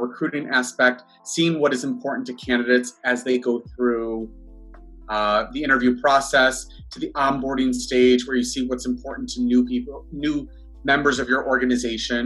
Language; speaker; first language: English; native; English